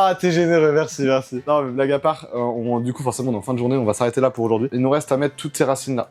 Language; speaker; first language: French; native; French